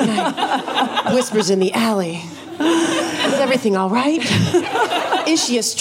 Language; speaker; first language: English; native; English